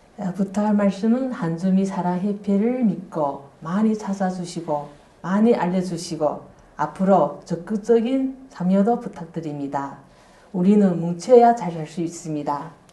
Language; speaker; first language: Korean; native; Korean